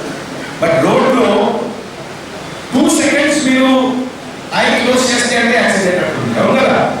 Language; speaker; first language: Telugu; non-native, fluent; Hindi